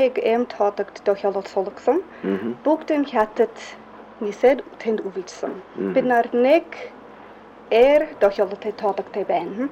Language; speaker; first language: Mongolian; non-native, fluent; English